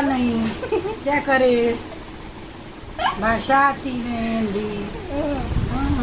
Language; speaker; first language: Hindi; non-native, local second language; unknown